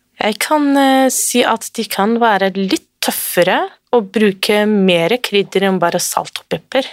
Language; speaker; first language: Norwegian; non-native, fluent; Kurdish